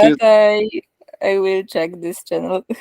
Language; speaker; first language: English; non-native, learner; Polish